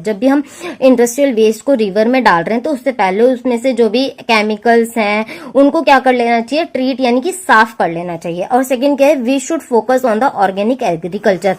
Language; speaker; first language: Hindi; native; Hindi